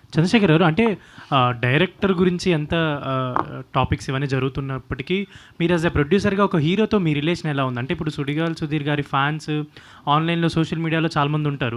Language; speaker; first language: Telugu; native; Telugu